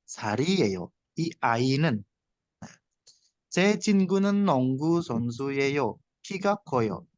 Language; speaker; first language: Korean; non-native, fluent; Indonesian